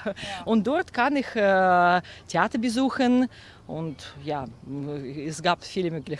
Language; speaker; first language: German; non-native, learner; Russian